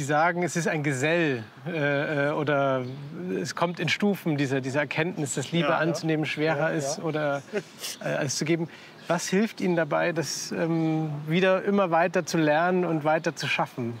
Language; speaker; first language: German; native; German